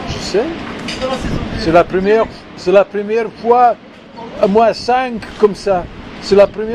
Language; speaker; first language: French; non-native, learner; Serbian